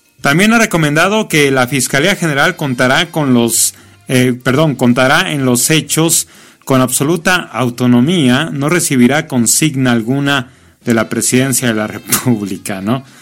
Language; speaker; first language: Spanish; native; Spanish